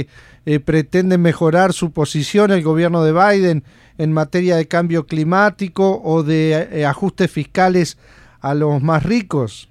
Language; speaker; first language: Spanish; native; Spanish